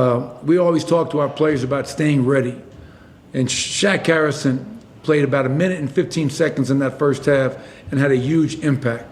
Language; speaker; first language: English; native; English